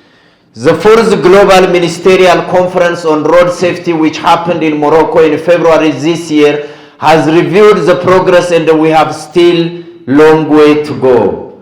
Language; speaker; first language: English; non-native, fluent; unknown